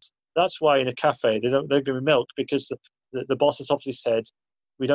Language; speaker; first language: English; native; English